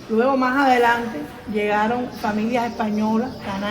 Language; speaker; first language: Spanish; native; Spanish